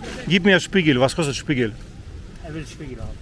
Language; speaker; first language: German; non-native, learner; Russian